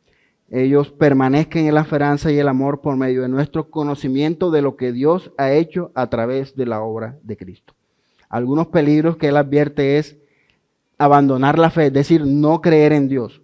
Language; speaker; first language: Spanish; native; Spanish